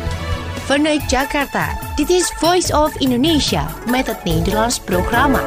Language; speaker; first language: Dutch; non-native, fluent; Indonesian